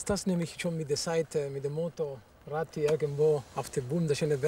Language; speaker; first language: German; non-native, fluent; Spanish